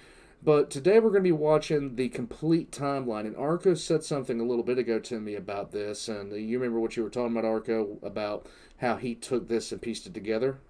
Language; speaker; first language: English; native; English